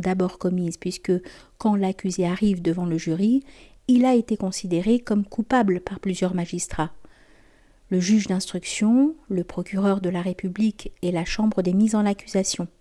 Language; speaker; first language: French; native; French